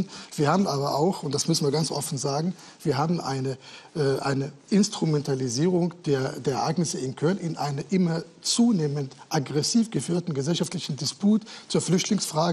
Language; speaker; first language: German; native; German